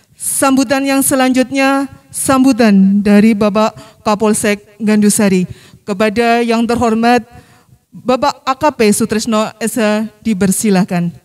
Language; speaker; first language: Indonesian; non-native, local second language; Javanese